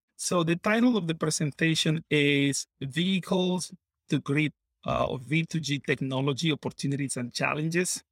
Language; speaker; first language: English; non-native, fluent; Spanish